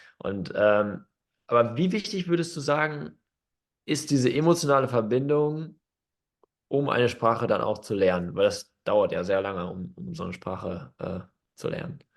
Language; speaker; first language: German; native; German